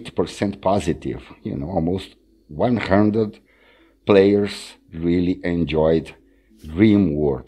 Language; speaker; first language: English; non-native, fluent; Portuguese